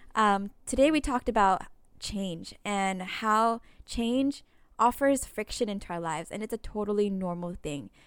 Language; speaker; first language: English; native; English